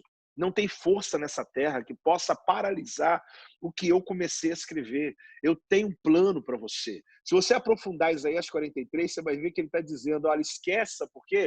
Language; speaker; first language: Portuguese; native; Portuguese